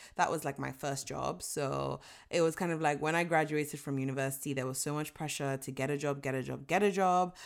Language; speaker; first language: English; non-native, local second language; Yoruba